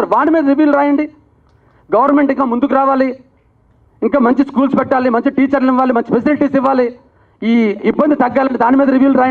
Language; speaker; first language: Telugu; native; Telugu